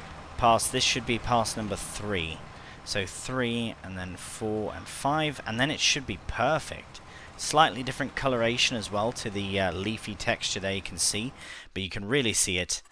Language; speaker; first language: English; native; English